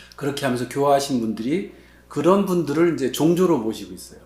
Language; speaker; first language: Korean; native; Korean